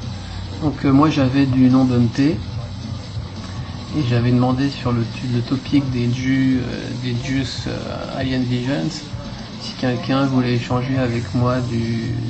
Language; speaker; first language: French; native; French